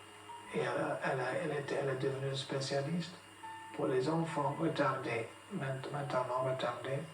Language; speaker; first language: French; non-native, fluent; English